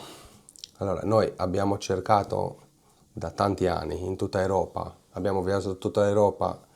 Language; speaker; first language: Italian; non-native, fluent; Hebrew